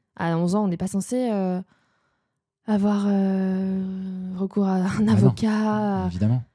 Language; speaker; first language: French; native; French